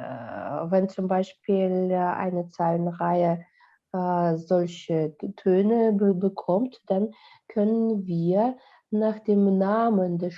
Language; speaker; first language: German; non-native, fluent; Russian